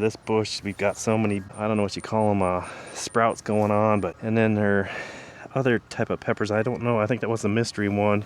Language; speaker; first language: English; native; English